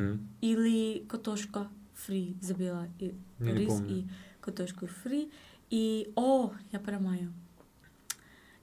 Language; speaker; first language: Russian; non-native, learner; English